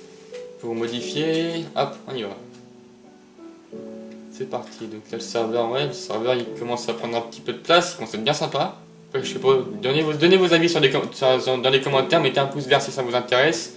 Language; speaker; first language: French; native; French